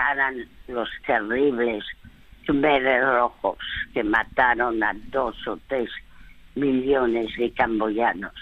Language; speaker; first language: Spanish; early bilingual, other home language; French